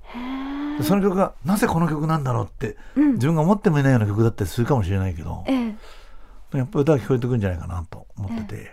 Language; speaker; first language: Japanese; native; Japanese